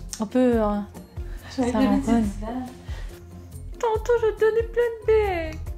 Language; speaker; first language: French; native; French